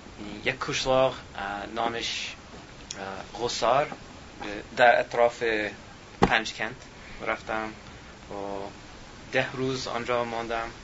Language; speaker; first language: Persian; non-native, learner; English